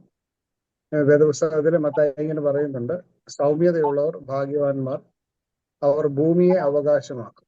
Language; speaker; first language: Malayalam; native; Malayalam